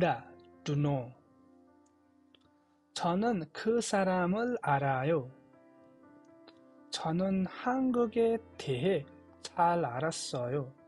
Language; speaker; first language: Korean; non-native, fluent; Nepali